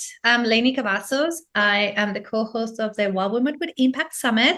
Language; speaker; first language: English; non-native, fluent; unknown